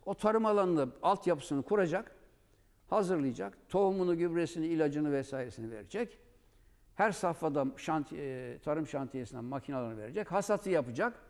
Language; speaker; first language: Turkish; native; Turkish